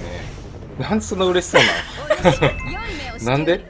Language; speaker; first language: Japanese; native; Japanese